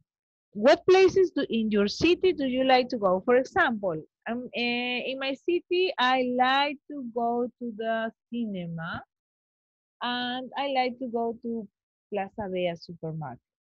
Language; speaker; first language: English; non-native, learner; Spanish